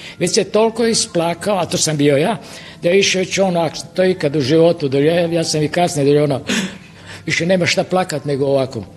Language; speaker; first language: Croatian; native; Croatian